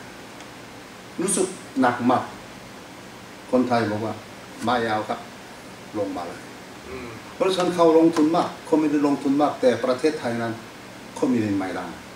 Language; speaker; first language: Thai; non-native, fluent; Korean